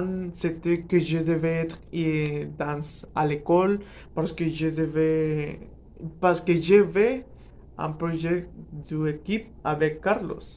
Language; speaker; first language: French; non-native, learner; Spanish